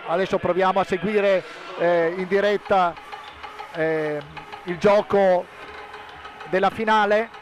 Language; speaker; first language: Italian; native; Italian